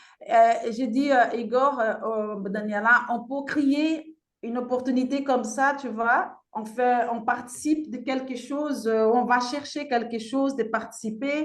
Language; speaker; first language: French; non-native, fluent; Portuguese